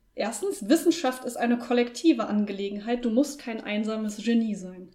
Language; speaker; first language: German; native; German